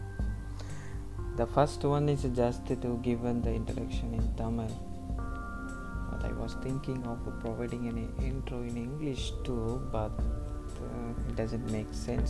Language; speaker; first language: English; non-native, local second language; Tamil